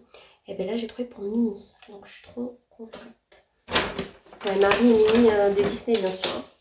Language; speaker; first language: French; native; French